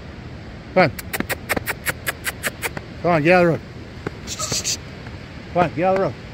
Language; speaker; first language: English; native; English